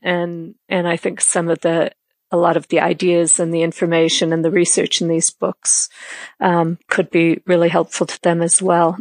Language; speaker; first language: English; native; English